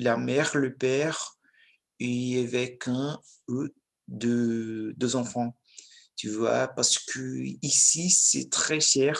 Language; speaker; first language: French; non-native, learner; Portuguese